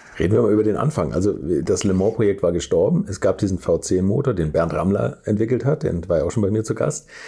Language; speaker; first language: German; native; German